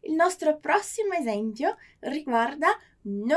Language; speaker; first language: Italian; non-native, fluent; Portuguese